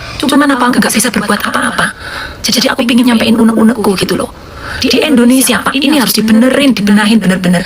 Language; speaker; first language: Indonesian; native; Indonesian